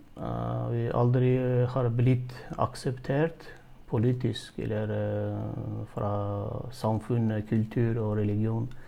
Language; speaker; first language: Norwegian; non-native, fluent; Turkmen